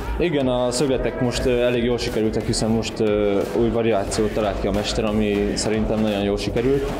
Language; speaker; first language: Hungarian; native; Hungarian